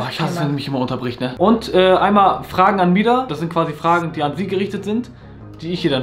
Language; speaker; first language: German; native; German